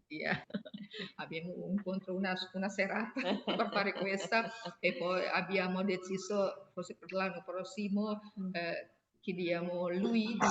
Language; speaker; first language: Italian; non-native, learner; Indonesian